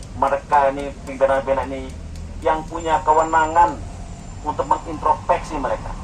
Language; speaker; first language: Indonesian; native; Indonesian